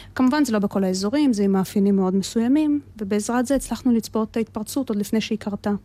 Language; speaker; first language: Hebrew; early bilingual, other home language; Russian